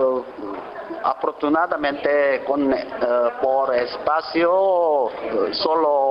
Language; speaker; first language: Spanish; non-native, learner; Korean